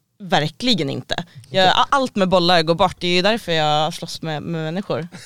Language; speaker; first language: Swedish; native; Swedish